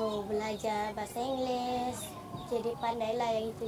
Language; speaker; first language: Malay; early bilingual, other home language; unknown